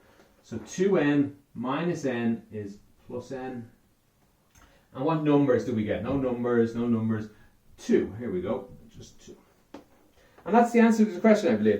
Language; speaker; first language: English; native; English